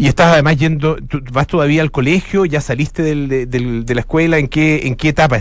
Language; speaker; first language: Spanish; native; Spanish